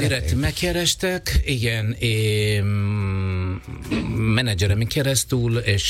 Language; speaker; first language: Hungarian; non-native, learner; Italian